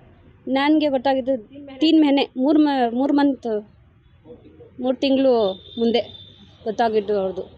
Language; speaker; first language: Kannada; non-native, local second language; Urdu